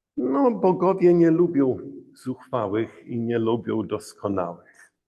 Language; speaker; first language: Polish; early bilingual, heritage; Polish